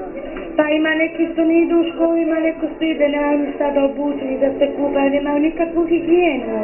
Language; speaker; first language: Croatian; non-native, local second language; Romany